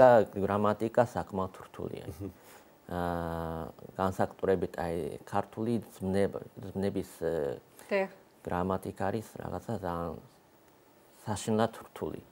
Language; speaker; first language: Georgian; non-native, fluent; Japanese